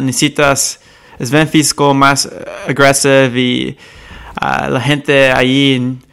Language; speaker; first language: Spanish; early bilingual, heritage; Spanish